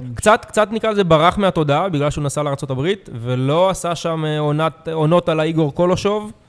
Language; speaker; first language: Hebrew; native; Hebrew